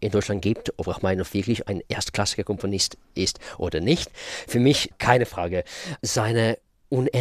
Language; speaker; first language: German; non-native, fluent; Russian